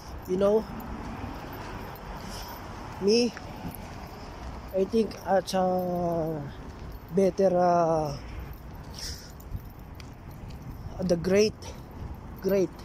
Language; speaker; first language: English; non-native, local second language; Filipino